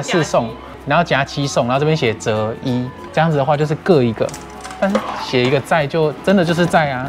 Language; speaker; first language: Chinese; native; Chinese